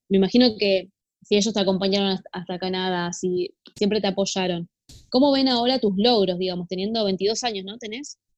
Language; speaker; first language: Spanish; native; Spanish